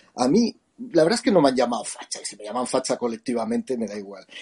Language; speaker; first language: Spanish; native; Spanish